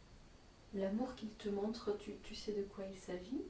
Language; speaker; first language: French; native; French